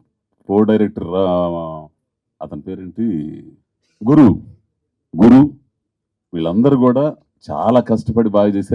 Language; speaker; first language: Telugu; native; Telugu